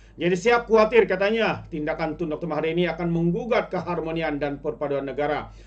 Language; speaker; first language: Malay; non-native, local second language; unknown